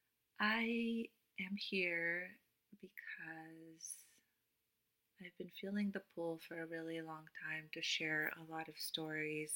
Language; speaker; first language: English; non-native, fluent; Romanian